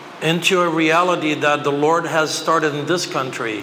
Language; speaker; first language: English; non-native, fluent; Portuguese